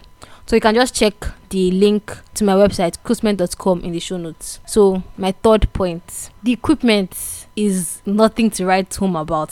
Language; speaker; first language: English; non-native, local second language; Igbo